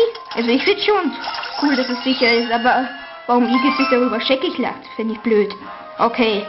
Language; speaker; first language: German; native; German